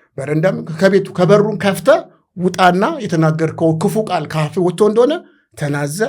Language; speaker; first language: Amharic; native; Amharic